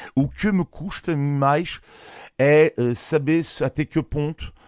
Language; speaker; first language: Portuguese; non-native, fluent; French